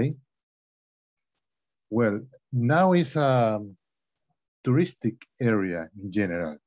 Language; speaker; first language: English; non-native, learner; Spanish